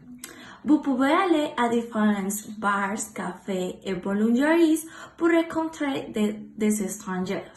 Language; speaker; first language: French; non-native, learner; Spanish